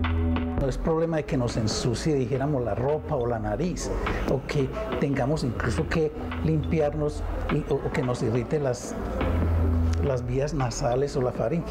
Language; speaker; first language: Spanish; native; Spanish